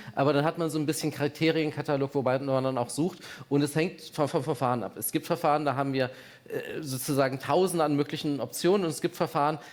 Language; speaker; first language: German; native; German